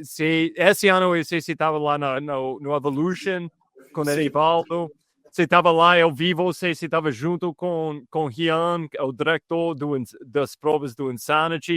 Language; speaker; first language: Portuguese; non-native, fluent; English